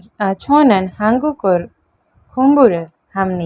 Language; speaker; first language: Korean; non-native, fluent; Hindi